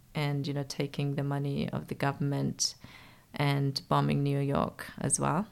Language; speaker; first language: English; early bilingual, other home language; Persian